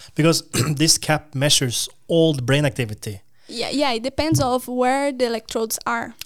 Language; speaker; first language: English; non-native, fluent; Portuguese